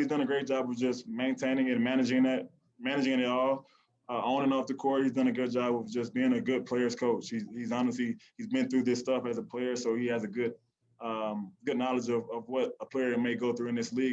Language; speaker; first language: English; native; English